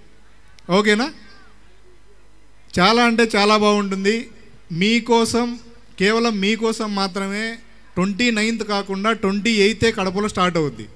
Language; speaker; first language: Telugu; native; Telugu